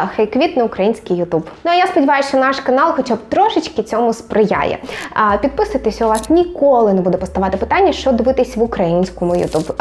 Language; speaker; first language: Ukrainian; non-native, local second language; Russian